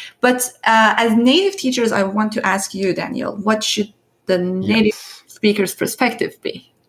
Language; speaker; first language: English; non-native, fluent; Persian